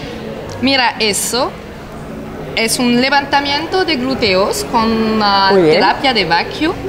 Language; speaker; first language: Spanish; non-native, learner; French